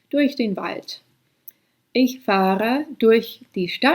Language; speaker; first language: German; non-native, fluent; English